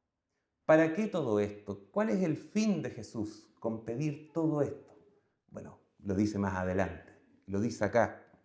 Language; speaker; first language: Spanish; native; Spanish